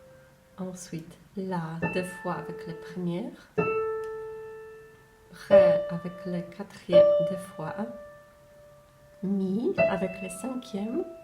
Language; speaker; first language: French; non-native, fluent; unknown